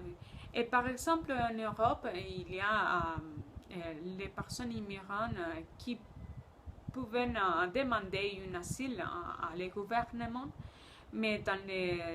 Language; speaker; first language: French; non-native, learner; Spanish